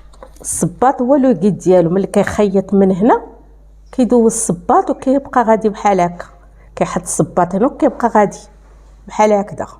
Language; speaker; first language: Arabic; native; Arabic